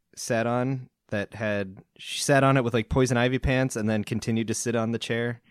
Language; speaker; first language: English; native; English